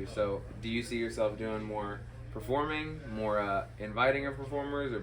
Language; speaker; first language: English; native; English